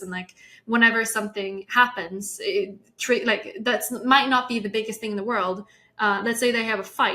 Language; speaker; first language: English; non-native, fluent; Swedish